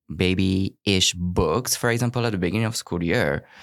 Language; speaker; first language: English; non-native, fluent; French